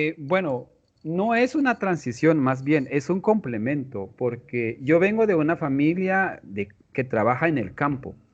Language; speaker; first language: Spanish; non-native, local second language; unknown